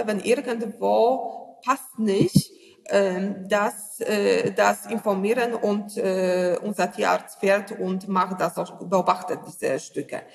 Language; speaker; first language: German; non-native, learner; Polish